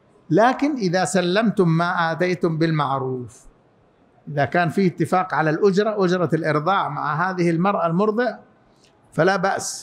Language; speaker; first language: Arabic; native; Arabic